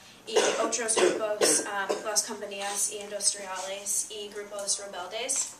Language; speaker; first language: Spanish; non-native, learner; English